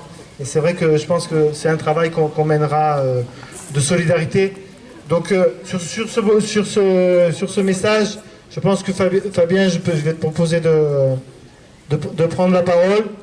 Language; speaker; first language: French; native; French